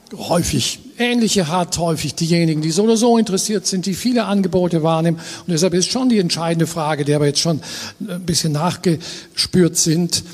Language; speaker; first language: German; native; German